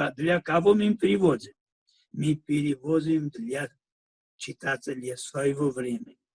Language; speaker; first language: Russian; non-native, fluent; Hindi